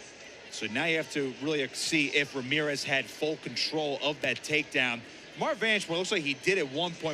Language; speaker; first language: English; native; English